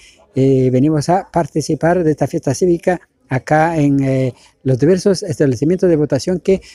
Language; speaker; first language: Spanish; native; Spanish